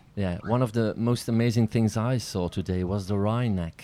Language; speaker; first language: English; non-native, fluent; Dutch